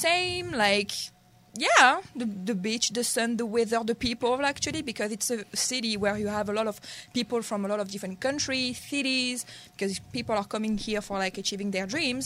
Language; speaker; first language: English; non-native, learner; French